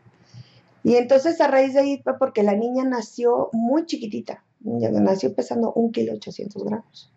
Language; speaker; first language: Spanish; native; Spanish